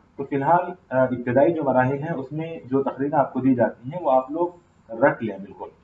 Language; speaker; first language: Urdu; native; Urdu